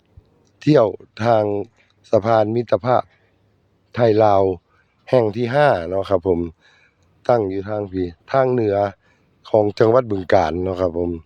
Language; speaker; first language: Thai; non-native, local second language; Northeastern Thai